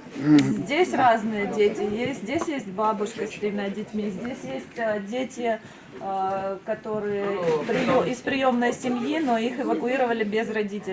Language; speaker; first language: Russian; native; Russian